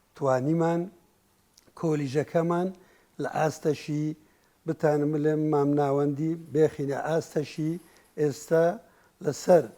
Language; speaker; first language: Central Kurdish; non-native, local second language; Kurdish